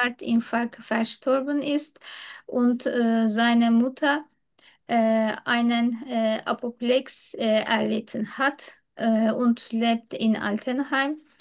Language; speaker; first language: German; non-native, learner; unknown